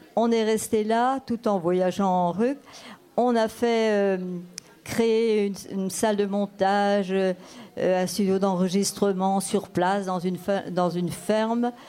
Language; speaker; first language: French; non-native, local second language; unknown